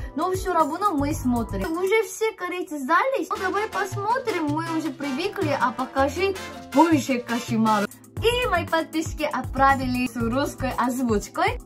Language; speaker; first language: Russian; non-native, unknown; Korean